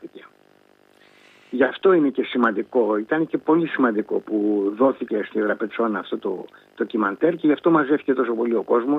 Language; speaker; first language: Greek; native; Greek